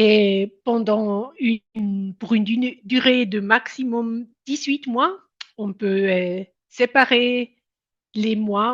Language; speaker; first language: French; non-native, local second language; German